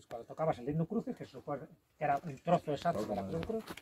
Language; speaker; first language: Spanish; native; Spanish